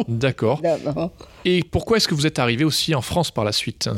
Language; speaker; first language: French; native; French